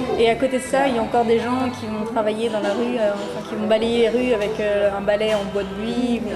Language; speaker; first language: French; native; French